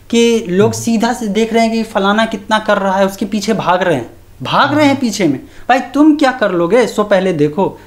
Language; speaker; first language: Hindi; native; Hindi